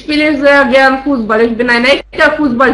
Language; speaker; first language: German; non-native, learner; Russian